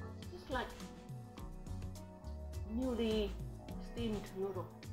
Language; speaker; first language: English; non-native, fluent; Vietnamese